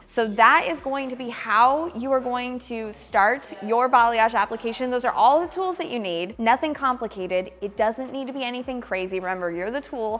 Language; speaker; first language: English; native; English